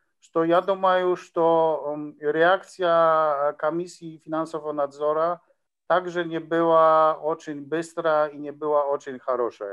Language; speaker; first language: Polish; non-native, learner; Ukrainian